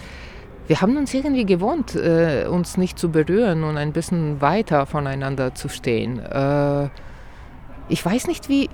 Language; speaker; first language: German; non-native, fluent; Croatian